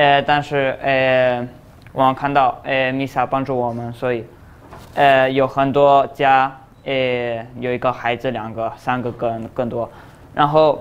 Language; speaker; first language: Chinese; early bilingual, other home language; Spanish